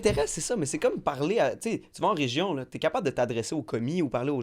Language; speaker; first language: French; native; French